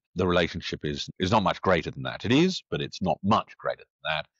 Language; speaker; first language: English; native; English